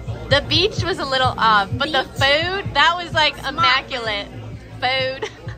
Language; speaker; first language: English; native; English